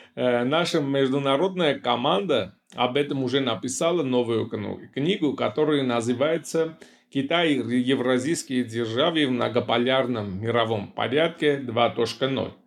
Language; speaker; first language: Russian; non-native, local second language; Armenian